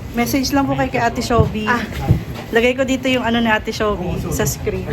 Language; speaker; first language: Filipino; native; Filipino